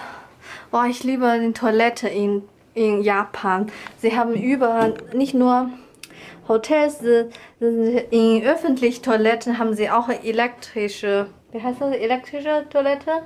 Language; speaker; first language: German; non-native, fluent; Chinese